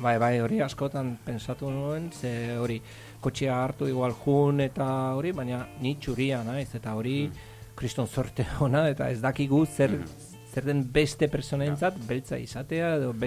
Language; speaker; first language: Basque; non-native, learner; Polish